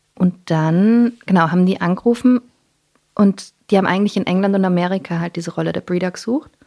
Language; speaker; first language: German; non-native, local second language; English